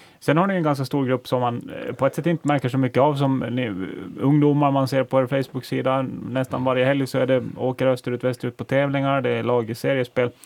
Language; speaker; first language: Swedish; native; Swedish